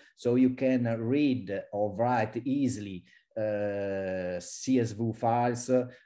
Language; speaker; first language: English; non-native, fluent; Italian